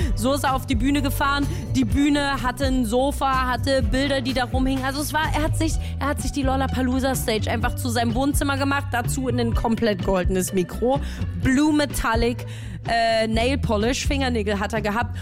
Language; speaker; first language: German; native; German